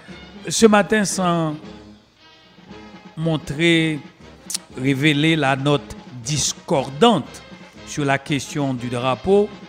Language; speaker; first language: French; non-native, local second language; Haitian Creole